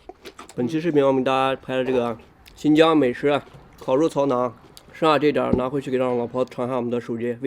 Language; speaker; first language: Chinese; native; Chinese